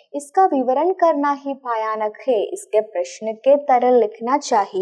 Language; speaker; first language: Hindi; non-native, local second language; Malayalam